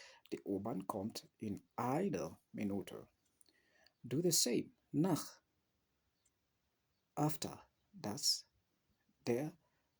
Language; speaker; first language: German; non-native, learner; English